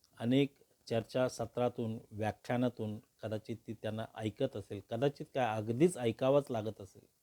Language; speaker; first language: Marathi; non-native, local second language; Hindi